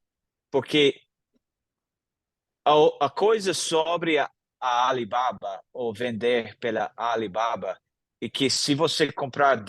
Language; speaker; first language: Portuguese; non-native, fluent; English